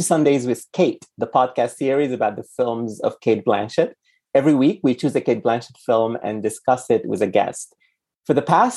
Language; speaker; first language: English; non-native, fluent; Arabic